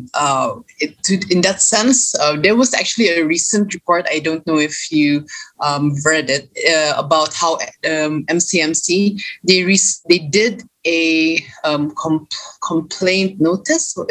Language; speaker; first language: English; non-native, local second language; Malay